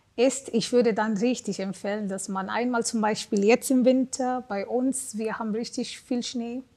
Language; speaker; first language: German; non-native, fluent; Swahili